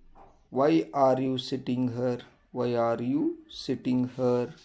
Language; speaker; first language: English; non-native, local second language; Kannada